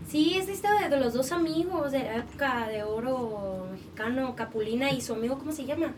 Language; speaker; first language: Spanish; native; Spanish